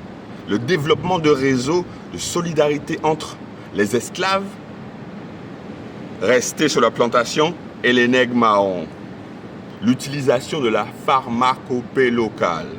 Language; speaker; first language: French; native; French